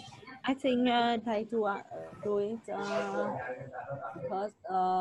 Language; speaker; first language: English; non-native, learner; Vietnamese